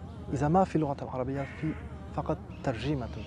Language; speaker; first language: Arabic; non-native, learner; French